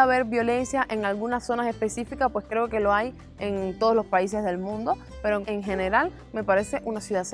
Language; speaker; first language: Spanish; native; Spanish